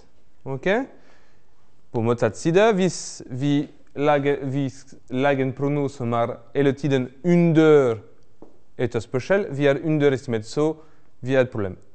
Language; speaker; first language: Norwegian; non-native, fluent; French